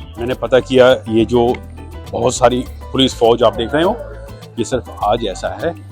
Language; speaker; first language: Hindi; non-native, fluent; Punjabi